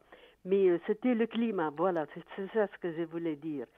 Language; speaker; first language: French; non-native, fluent; Arabic